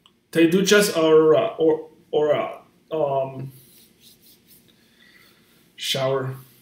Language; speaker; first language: Spanish; non-native, learner; English